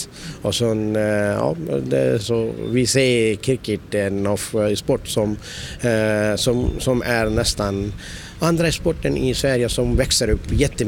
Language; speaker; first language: Swedish; non-native, learner; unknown